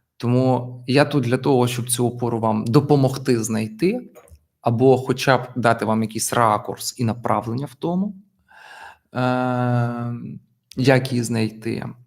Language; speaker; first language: Ukrainian; non-native, local second language; Russian